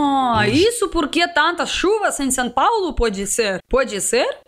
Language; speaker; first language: Portuguese; non-native, learner; Russian